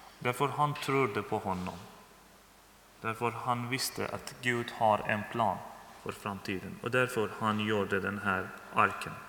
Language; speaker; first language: Swedish; non-native, learner; Persian